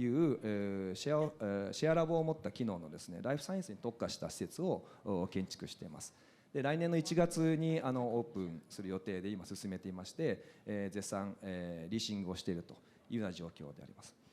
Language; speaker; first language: Japanese; native; Japanese